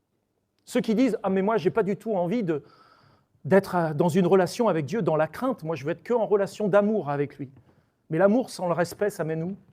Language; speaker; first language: French; native; French